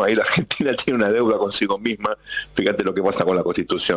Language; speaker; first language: Spanish; native; Spanish